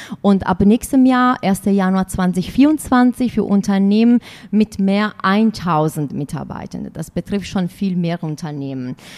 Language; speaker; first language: German; non-native, fluent; Italian